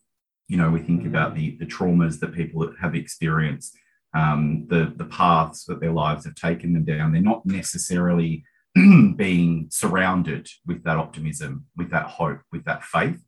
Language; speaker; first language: English; native; English